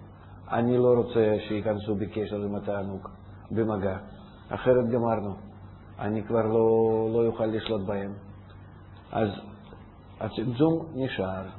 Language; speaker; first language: Hebrew; non-native, fluent; Russian